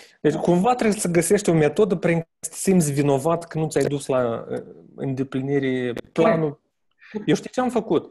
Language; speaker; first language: Romanian; native; Romanian